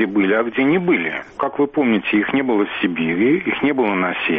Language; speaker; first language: Russian; native; Russian